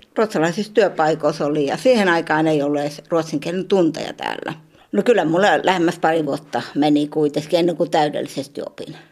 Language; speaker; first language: Finnish; native; Finnish